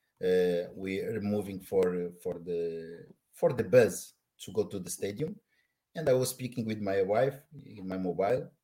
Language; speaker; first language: English; non-native, learner; Portuguese